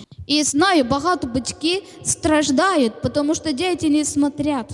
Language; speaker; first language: Ukrainian; non-native, learner; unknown